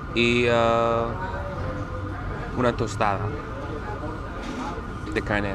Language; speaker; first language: Spanish; non-native, learner; English